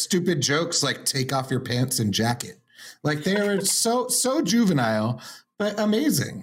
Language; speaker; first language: English; native; English